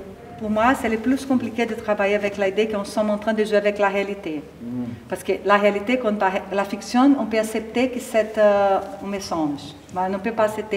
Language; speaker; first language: French; non-native, fluent; Portuguese